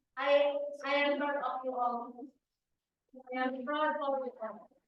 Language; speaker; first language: English; non-native, learner; Indonesian